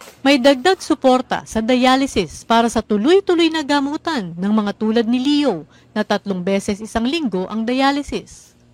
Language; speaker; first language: Filipino; native; Filipino